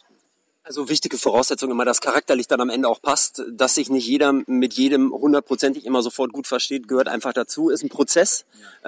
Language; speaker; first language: German; native; German